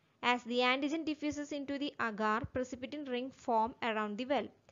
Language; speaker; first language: English; non-native, local second language; Malayalam